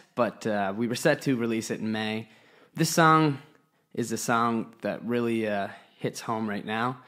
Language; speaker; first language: English; native; English